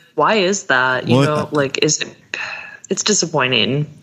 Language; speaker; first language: English; native; English